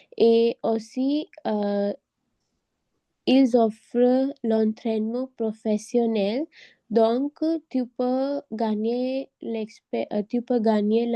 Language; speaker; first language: French; non-native, learner; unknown